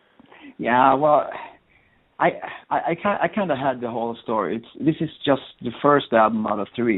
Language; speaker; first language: English; non-native, fluent; Swedish